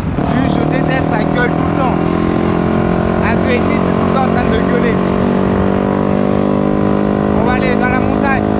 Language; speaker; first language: French; native; French